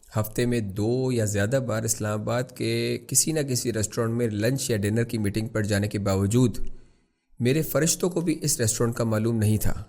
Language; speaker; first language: Urdu; native; Urdu